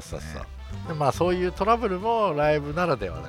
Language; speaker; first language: Japanese; native; Japanese